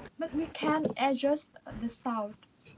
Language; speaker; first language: English; non-native, learner; Vietnamese